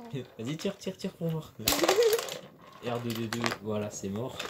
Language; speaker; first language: French; native; French